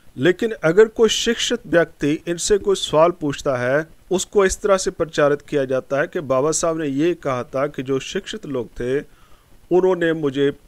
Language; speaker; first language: Hindi; non-native, local second language; Punjabi